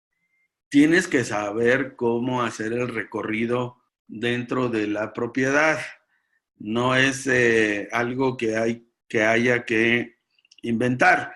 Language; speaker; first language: Spanish; native; Spanish